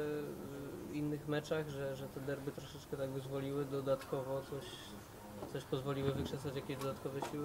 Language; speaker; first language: Polish; native; Polish